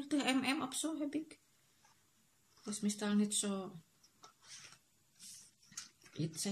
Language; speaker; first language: Dutch; non-native, learner; Indonesian